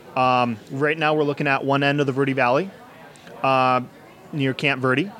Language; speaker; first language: English; native; English